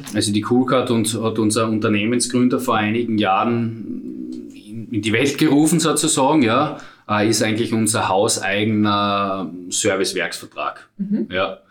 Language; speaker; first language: German; native; German